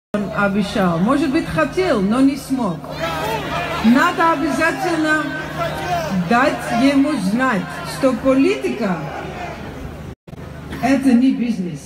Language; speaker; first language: Russian; non-native, learner; Dutch